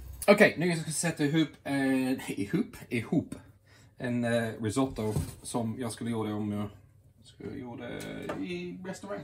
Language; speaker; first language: Swedish; non-native, fluent; English